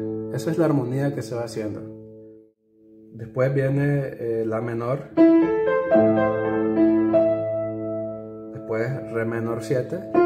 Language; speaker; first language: Spanish; native; Spanish